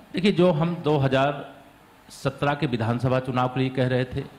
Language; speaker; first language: Hindi; native; Hindi